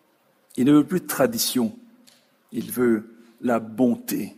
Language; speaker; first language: French; native; French